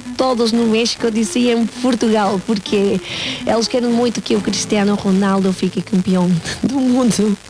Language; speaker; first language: Portuguese; non-native, fluent; Spanish